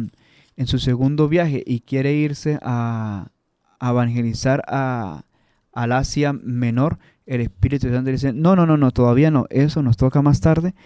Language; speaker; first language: Spanish; native; Spanish